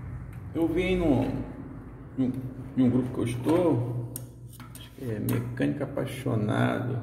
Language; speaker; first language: Portuguese; native; Portuguese